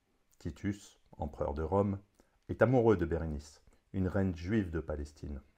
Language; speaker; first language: French; native; French